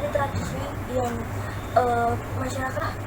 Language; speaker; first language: Indonesian; native; Indonesian